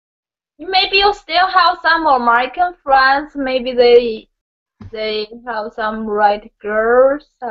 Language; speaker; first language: English; non-native, learner; Chinese